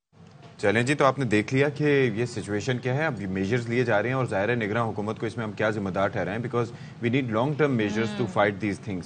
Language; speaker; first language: Urdu; native; Urdu